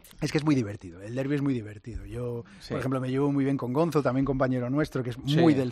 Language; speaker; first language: Spanish; native; Spanish